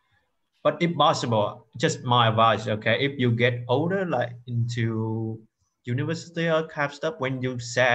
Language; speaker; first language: English; non-native, fluent; Vietnamese